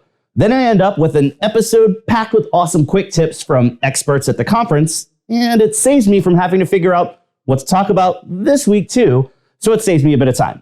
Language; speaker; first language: English; native; English